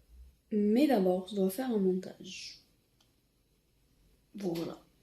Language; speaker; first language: French; non-native, local second language; Arabic